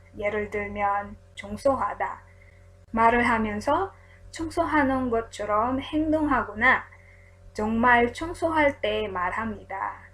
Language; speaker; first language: Korean; non-native, learner; Filipino